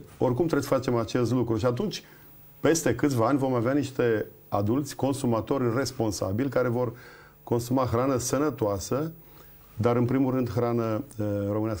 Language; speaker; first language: Romanian; native; Romanian